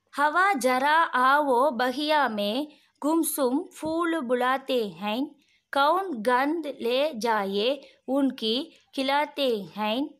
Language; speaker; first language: Hindi; non-native, local second language; Tamil